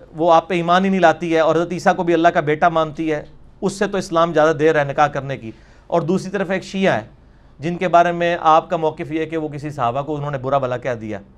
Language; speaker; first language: Urdu; non-native, local second language; Punjabi